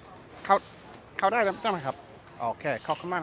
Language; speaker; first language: Thai; non-native, learner; English